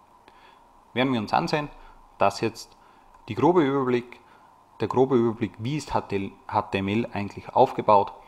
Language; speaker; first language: German; native; German